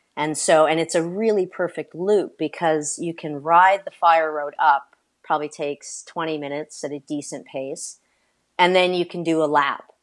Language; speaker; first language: English; native; English